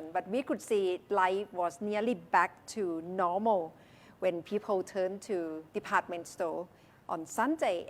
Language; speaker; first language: English; non-native, fluent; Thai